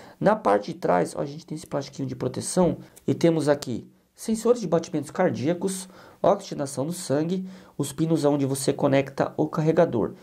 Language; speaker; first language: Portuguese; native; Portuguese